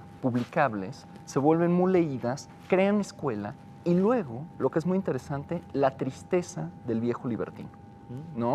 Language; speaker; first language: Spanish; native; Spanish